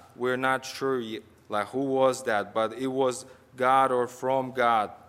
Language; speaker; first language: English; non-native, fluent; Russian